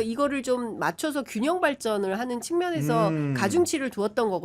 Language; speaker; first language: Korean; native; Korean